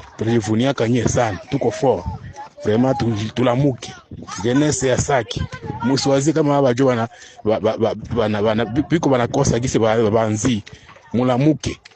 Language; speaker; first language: Swahili; native; Swahili